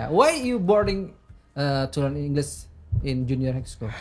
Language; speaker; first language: English; non-native, local second language; Indonesian